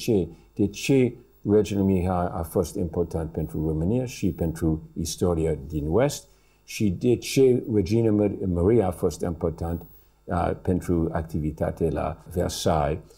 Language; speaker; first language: Romanian; early bilingual, heritage; English